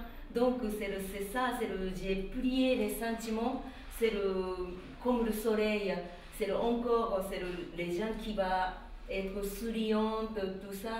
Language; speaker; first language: French; non-native, learner; Japanese